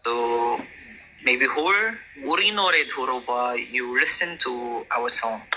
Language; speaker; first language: English; non-native, learner; Korean